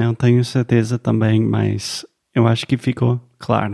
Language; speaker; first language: Portuguese; non-native, fluent; English